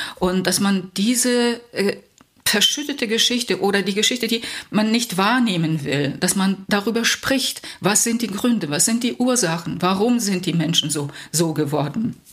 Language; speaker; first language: German; early bilingual, heritage; Plautdietsch